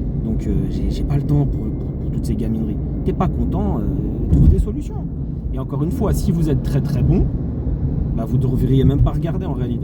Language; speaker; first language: French; native; French